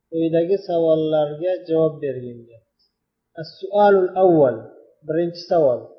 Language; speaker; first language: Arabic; non-native, fluent; Uzbek